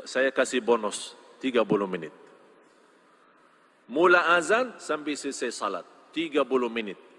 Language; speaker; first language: Indonesian; non-native, fluent; Arabic